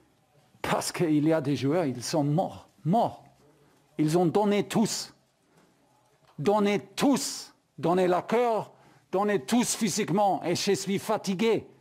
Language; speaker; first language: French; non-native, fluent; German